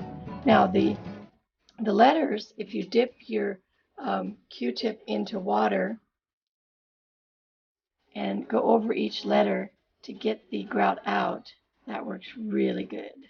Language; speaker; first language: English; native; English